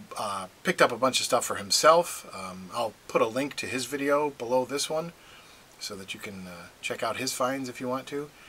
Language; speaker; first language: English; native; English